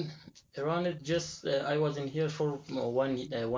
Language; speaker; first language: English; non-native, learner; Persian